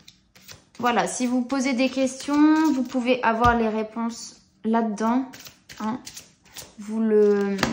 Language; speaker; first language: French; native; French